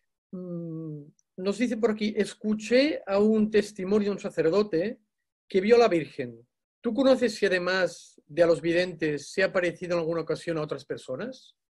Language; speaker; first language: Spanish; native; Spanish